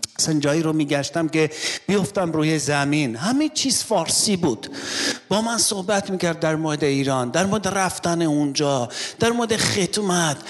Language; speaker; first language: Persian; non-native, local second language; Armenian